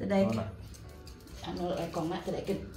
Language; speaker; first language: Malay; non-native, local second language; Sundanese